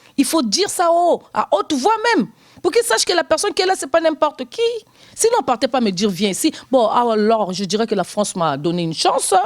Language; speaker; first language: French; non-native, local second language; Lingala